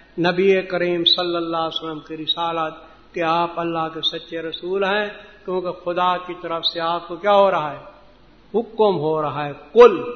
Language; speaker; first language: Urdu; non-native, local second language; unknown